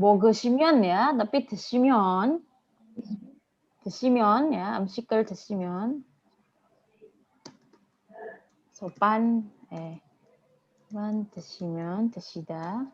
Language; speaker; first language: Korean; non-native, fluent; Indonesian